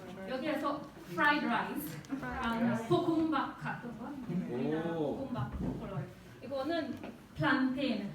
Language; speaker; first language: Korean; non-native, learner; English